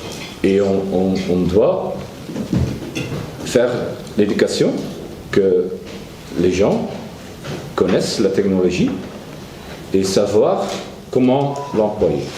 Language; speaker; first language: French; non-native, learner; Dutch